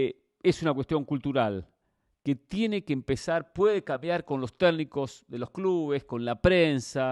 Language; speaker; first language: Spanish; native; Spanish